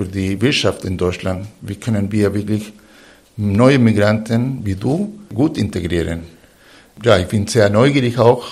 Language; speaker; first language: German; non-native, fluent; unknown